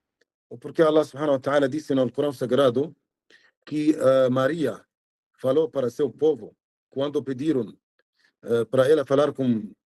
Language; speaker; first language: Portuguese; non-native, fluent; Arabic